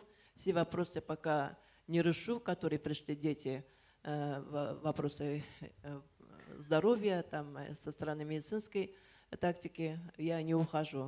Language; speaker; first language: Russian; native; Russian